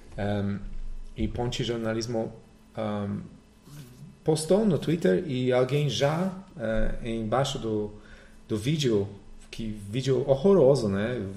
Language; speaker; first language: Portuguese; non-native, fluent; Polish